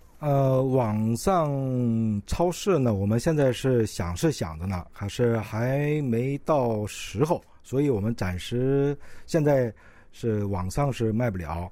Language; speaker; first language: Chinese; non-native, local second language; Korean